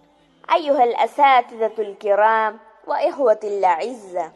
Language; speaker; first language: Arabic; non-native, learner; Malayalam